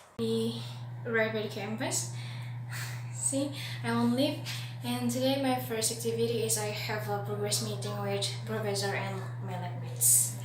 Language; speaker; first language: English; non-native, learner; Indonesian